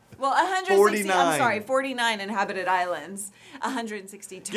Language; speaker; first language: English; native; English